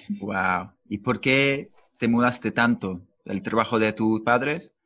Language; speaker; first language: Spanish; non-native, learner; English